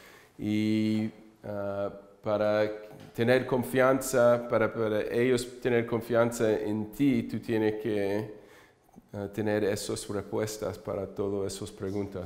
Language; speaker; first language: Spanish; early bilingual, heritage; English